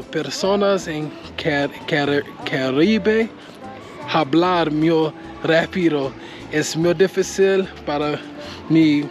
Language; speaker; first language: Spanish; non-native, learner; English